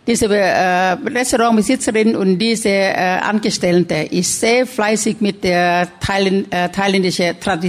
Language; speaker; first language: German; non-native, learner; Thai